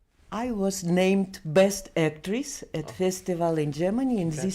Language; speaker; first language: English; non-native, learner; Belarusian